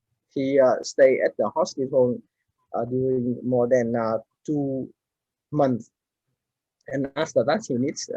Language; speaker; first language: English; non-native, learner; Vietnamese